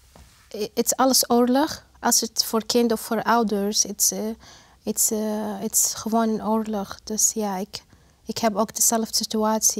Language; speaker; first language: Dutch; non-native, learner; Arabic